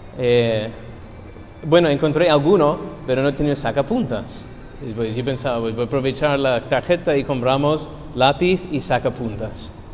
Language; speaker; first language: Spanish; non-native, fluent; English